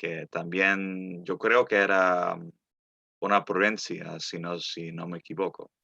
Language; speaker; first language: Spanish; early bilingual, heritage; Spanish